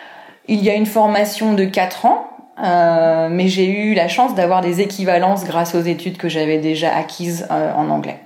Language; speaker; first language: French; native; French